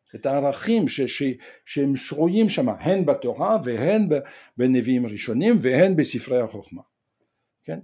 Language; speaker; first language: Hebrew; non-native, fluent; French